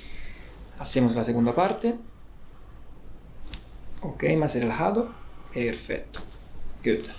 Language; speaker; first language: Spanish; non-native, fluent; Italian